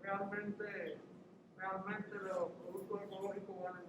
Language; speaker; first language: Spanish; native; Spanish